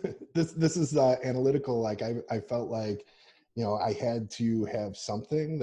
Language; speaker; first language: English; native; English